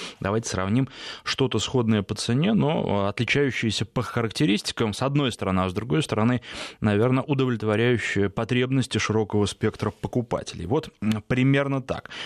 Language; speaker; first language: Russian; native; Russian